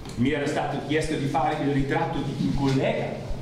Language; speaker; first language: Italian; non-native, learner; German